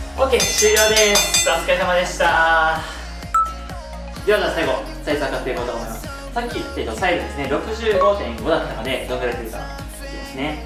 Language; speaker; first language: Japanese; native; Japanese